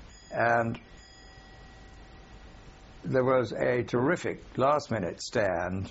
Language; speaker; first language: English; native; English